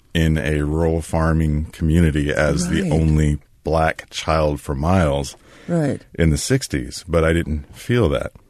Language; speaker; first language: English; native; English